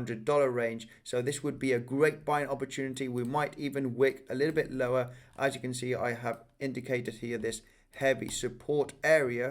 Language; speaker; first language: English; native; English